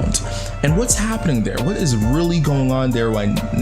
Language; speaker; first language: English; native; English